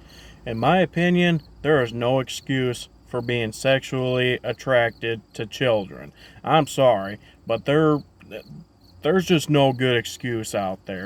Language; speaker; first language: English; native; English